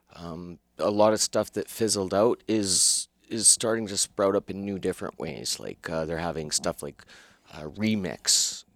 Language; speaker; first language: English; native; English